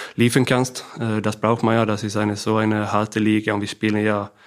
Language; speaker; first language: German; non-native, fluent; Swedish